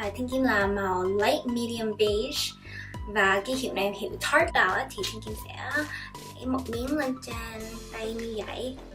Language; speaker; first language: Vietnamese; early bilingual, heritage; Vietnamese